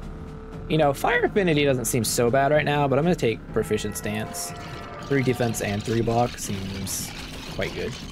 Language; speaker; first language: English; native; English